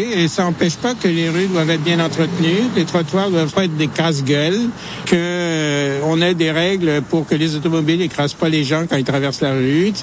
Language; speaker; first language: French; native; French